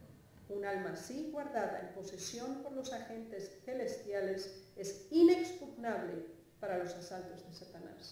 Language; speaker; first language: Spanish; native; Spanish